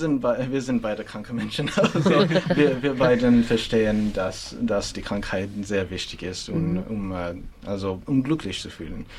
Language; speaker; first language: German; non-native, fluent; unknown